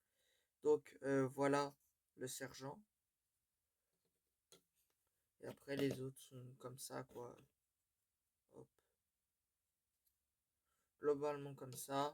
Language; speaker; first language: French; native; French